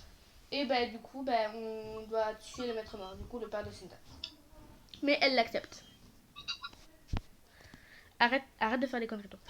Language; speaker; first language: French; native; French